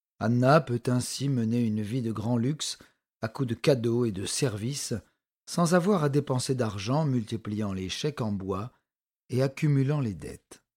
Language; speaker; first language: French; native; French